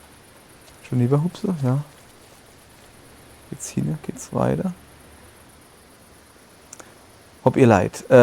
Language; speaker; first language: German; native; German